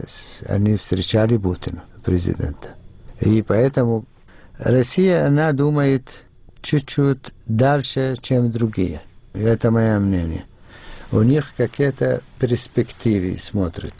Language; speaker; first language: Russian; non-native, fluent; Arabic